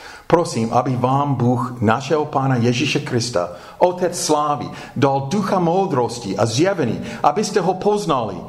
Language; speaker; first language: Czech; non-native, fluent; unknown